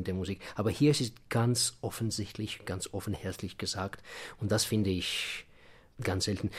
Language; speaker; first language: German; non-native, fluent; Russian